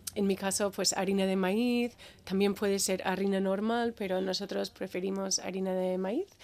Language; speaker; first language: Spanish; non-native, fluent; English